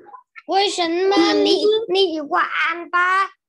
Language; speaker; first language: Chinese; non-native, learner; Vietnamese